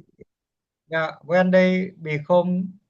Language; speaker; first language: English; non-native, learner; Vietnamese